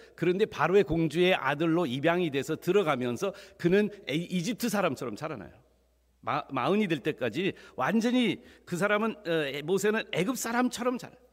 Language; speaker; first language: Korean; early bilingual, heritage; Korean